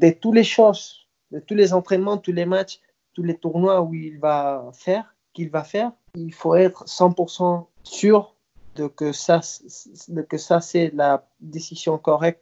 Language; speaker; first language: French; non-native, fluent; Spanish